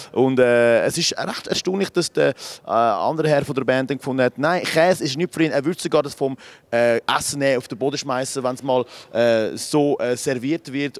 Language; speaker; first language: German; native; German